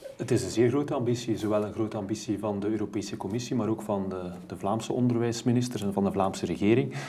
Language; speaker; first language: Dutch; native; Dutch